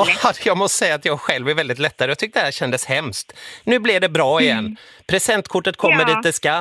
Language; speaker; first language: Swedish; native; Swedish